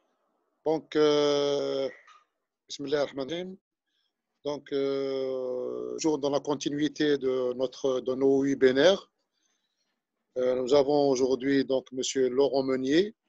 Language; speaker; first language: French; non-native, local second language; Arabic